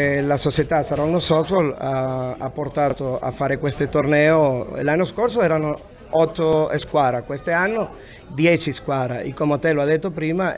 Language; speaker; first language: Italian; non-native, fluent; Spanish